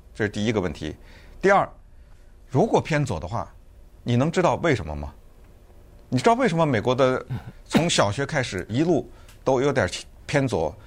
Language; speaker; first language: Chinese; native; Chinese